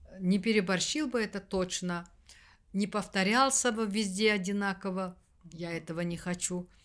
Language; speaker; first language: Russian; non-native, local second language; Kazakh